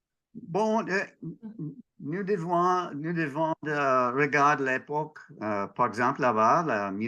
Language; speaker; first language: French; non-native, learner; English